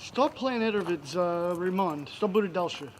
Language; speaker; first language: Russian; non-native, learner; English